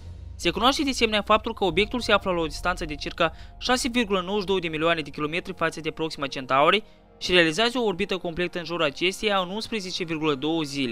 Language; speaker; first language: Romanian; native; Romanian